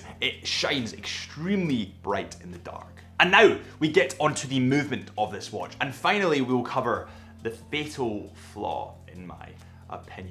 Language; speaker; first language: English; native; English